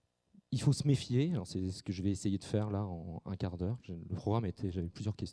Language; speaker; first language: French; native; French